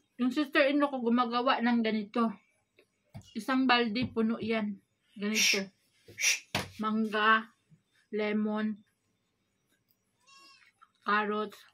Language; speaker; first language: Filipino; non-native, local second language; Cebuano